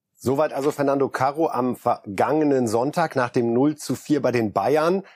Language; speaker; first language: German; native; German